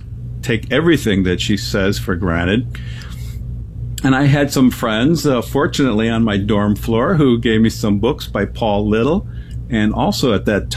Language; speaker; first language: English; non-native, local second language; German